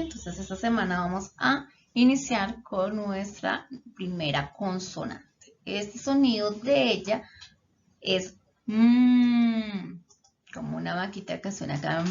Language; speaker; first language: Spanish; native; Spanish